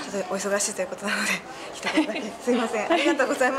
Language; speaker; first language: Japanese; native; Japanese